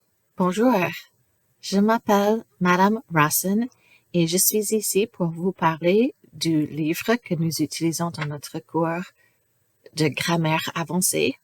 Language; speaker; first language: French; non-native, fluent; English